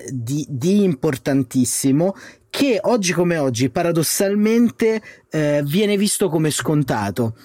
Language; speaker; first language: Italian; native; Italian